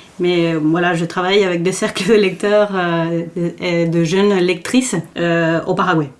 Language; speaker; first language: French; non-native, fluent; Spanish